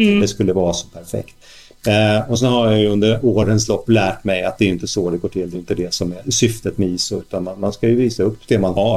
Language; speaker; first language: Swedish; native; Swedish